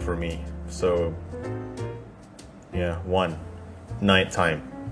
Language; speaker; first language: English; non-native, fluent; Indonesian